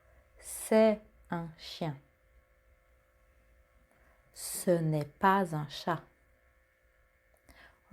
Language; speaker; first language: French; non-native, fluent; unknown